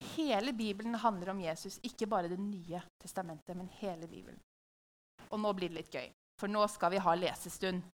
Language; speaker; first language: Norwegian; native; Norwegian